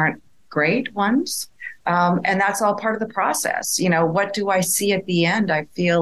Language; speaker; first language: English; native; English